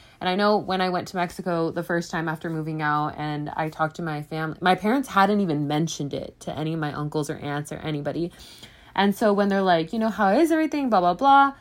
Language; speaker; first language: English; native; English